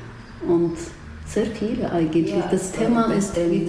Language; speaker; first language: German; non-native, learner; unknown